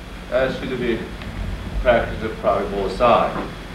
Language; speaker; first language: English; non-native, fluent; Korean